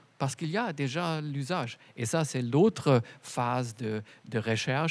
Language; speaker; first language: French; non-native, fluent; German